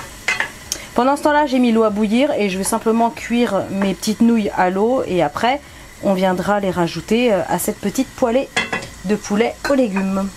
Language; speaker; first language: French; native; French